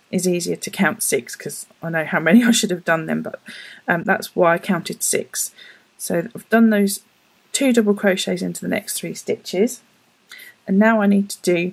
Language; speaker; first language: English; native; English